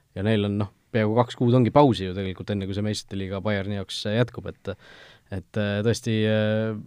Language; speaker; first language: Estonian; native; Estonian